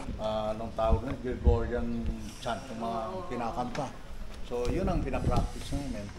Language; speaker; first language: Filipino; non-native, local second language; Cebuano